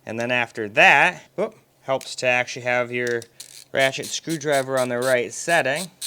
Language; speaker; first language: English; native; English